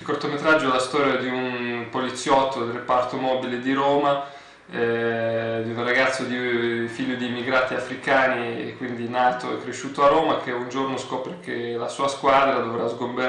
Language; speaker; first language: Italian; early bilingual, other home language; Russian